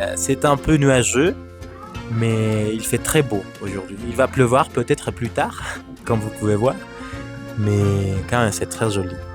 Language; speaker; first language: French; non-native, fluent; Spanish